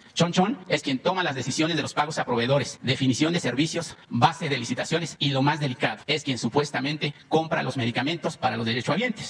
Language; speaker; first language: Spanish; native; Spanish